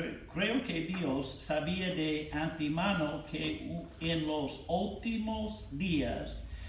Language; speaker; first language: Spanish; non-native, fluent; English